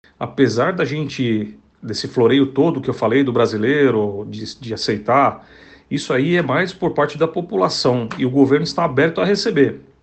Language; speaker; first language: Portuguese; native; Portuguese